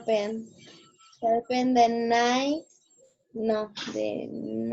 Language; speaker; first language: English; non-native, learner; Spanish